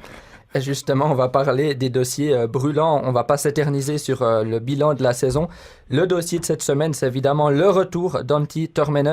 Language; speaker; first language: French; native; French